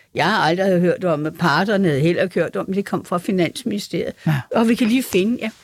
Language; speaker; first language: Danish; native; Danish